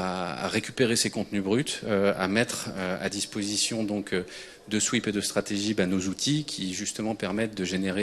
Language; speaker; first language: French; native; French